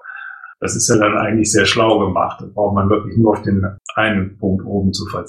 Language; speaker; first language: German; native; German